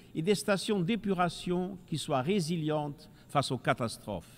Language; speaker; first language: French; non-native, fluent; Portuguese